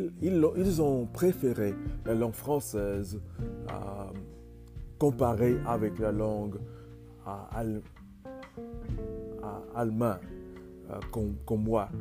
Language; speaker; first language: French; non-native, learner; English